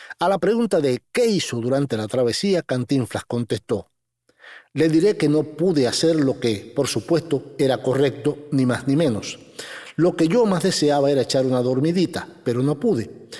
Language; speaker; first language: Spanish; native; Spanish